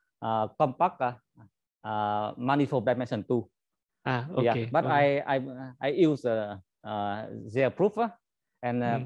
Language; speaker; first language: English; non-native, learner; Vietnamese